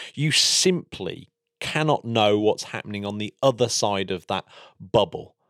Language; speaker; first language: English; native; English